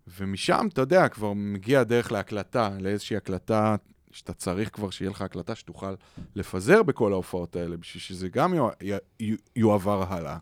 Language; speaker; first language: Hebrew; native; Hebrew